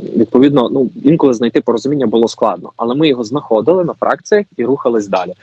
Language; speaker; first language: Ukrainian; native; Ukrainian